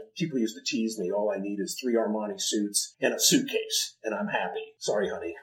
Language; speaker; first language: English; native; English